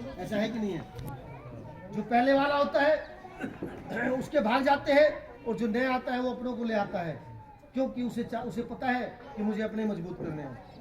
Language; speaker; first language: Hindi; native; Hindi